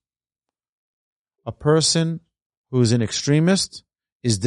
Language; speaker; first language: English; native; English